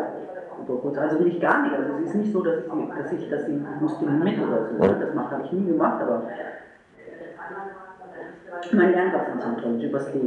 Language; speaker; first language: German; native; German